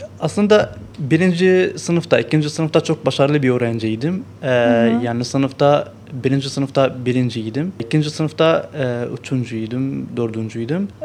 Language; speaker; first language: Turkish; non-native, learner; Arabic